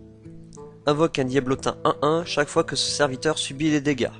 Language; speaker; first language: French; native; French